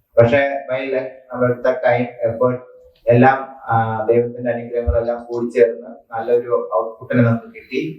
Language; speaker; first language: Malayalam; native; Malayalam